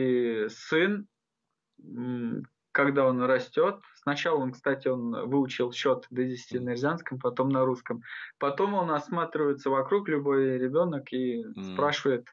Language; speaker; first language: Russian; non-native, local second language; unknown